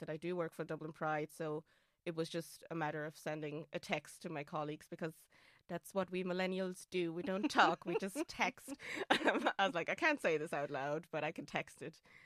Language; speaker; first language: English; non-native, fluent; German